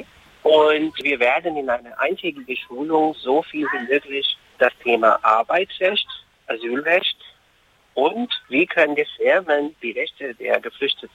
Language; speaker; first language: German; non-native, fluent; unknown